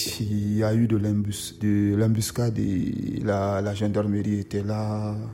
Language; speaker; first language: French; non-native, local second language; Susu